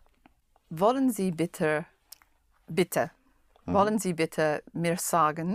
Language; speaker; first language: German; non-native, learner; English